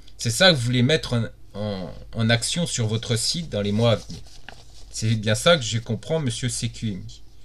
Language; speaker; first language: French; native; French